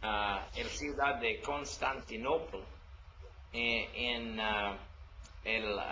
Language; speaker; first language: Spanish; non-native, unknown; English